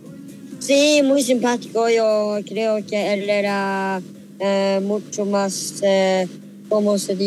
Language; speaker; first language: Spanish; non-native, learner; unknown